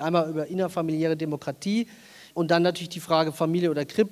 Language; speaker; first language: German; native; German